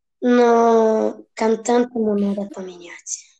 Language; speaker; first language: Russian; early bilingual, heritage; Russian